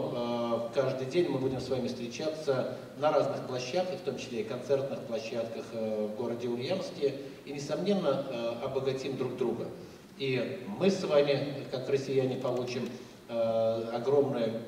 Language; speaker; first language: Russian; native; Russian